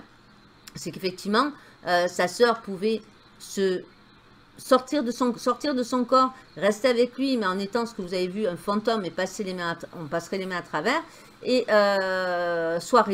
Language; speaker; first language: French; native; French